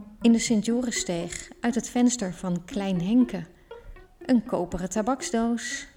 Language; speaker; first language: Dutch; native; Dutch